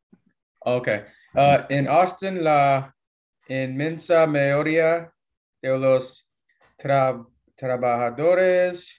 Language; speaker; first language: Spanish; non-native, learner; English